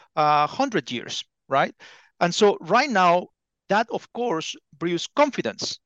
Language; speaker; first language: English; non-native, fluent; Spanish